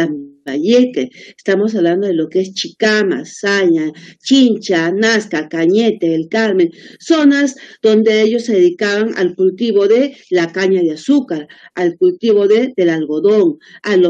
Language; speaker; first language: Spanish; native; Spanish